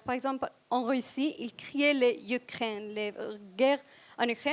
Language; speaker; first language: French; non-native, fluent; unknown